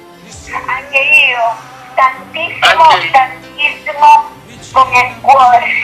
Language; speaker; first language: Italian; non-native, learner; Spanish